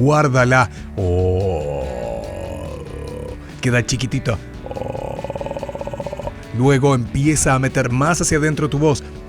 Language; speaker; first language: Spanish; native; Spanish